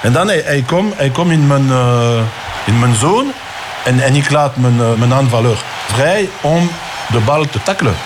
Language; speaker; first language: Dutch; non-native, local second language; French